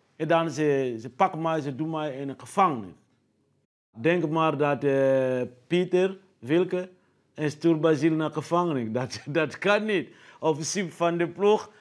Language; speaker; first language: Dutch; non-native, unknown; Lingala